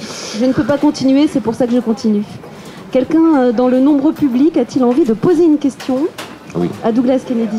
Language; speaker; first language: French; native; French